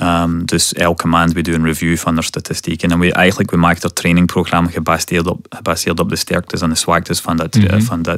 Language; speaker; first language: Dutch; non-native, fluent; English